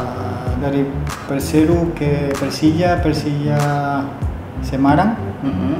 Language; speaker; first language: Indonesian; non-native, fluent; Spanish